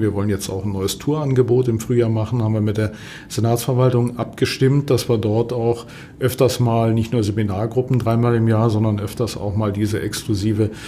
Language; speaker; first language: German; native; German